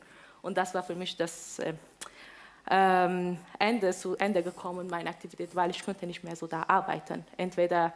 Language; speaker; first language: German; non-native, fluent; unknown